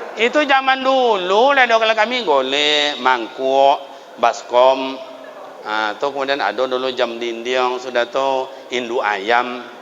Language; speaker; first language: Malay; non-native, local second language; Minangkabau